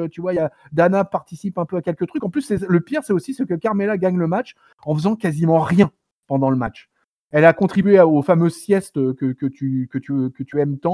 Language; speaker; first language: French; native; French